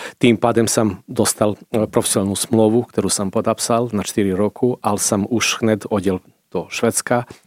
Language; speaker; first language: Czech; non-native, fluent; Serbian